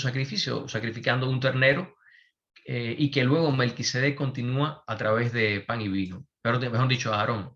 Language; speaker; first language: Spanish; native; Spanish